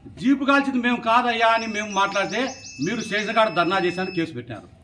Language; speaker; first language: Telugu; native; Telugu